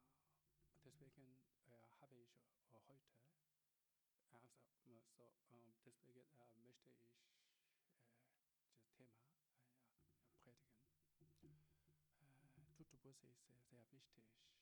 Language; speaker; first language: German; non-native, learner; Korean